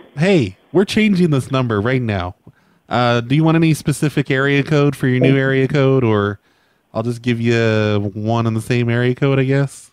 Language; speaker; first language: English; native; English